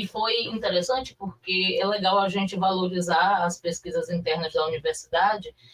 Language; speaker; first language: Portuguese; native; Portuguese